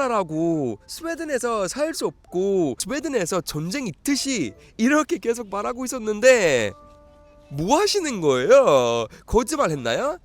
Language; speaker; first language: Korean; non-native, fluent; Swedish